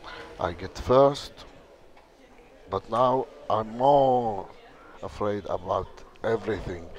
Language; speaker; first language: English; non-native, learner; Arabic